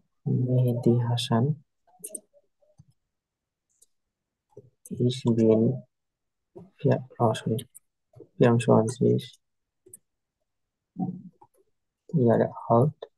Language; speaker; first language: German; non-native, learner; Bangla